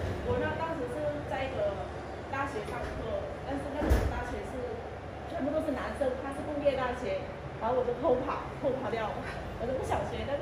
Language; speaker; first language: Chinese; non-native, fluent; Vietnamese